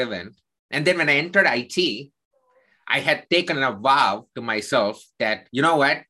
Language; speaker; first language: English; non-native, local second language; Tamil